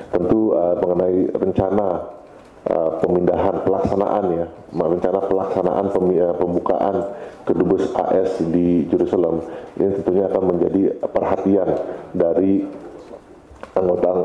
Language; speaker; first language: Indonesian; native; Indonesian